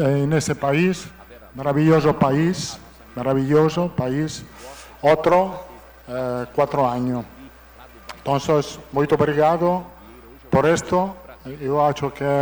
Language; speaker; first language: Portuguese; non-native, learner; Italian